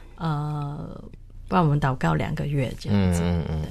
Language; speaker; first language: Chinese; non-native, fluent; Cantonese